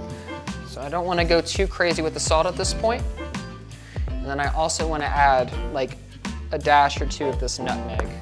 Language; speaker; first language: English; native; English